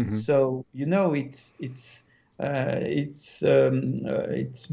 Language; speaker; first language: English; non-native, learner; French